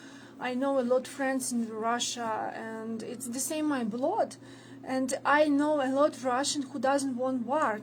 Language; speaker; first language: English; non-native, learner; Ukrainian